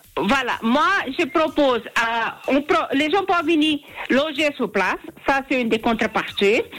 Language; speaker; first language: French; non-native, learner; Portuguese